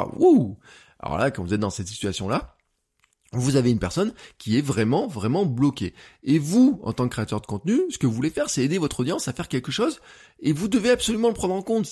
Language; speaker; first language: French; native; French